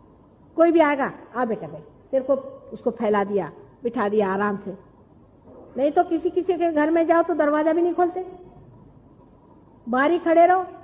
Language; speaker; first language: Hindi; non-native, local second language; Marathi